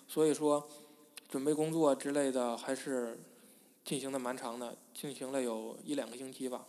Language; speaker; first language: Chinese; native; Chinese